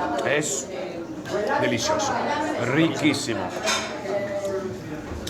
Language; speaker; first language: Spanish; non-native, learner; French